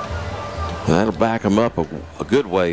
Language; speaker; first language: English; native; English